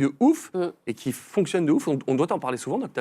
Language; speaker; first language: French; native; French